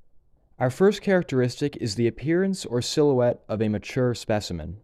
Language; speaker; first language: English; native; English